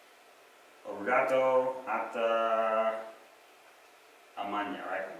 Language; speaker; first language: Portuguese; non-native, learner; English